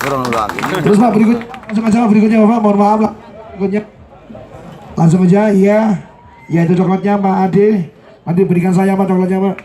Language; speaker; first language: Indonesian; native; Indonesian